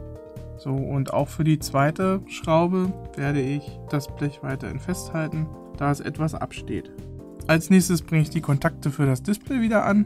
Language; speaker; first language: German; native; German